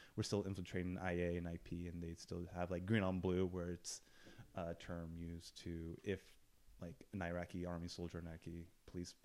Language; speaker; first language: English; native; English